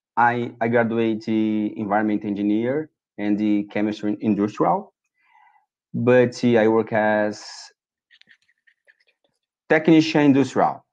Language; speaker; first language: English; non-native, learner; Portuguese